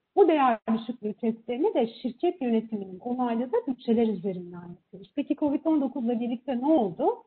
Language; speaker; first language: Turkish; native; Turkish